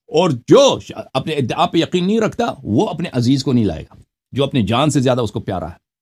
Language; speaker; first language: Urdu; non-native, local second language; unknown